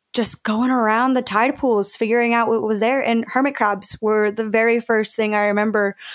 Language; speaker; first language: English; early bilingual, other home language; Spanish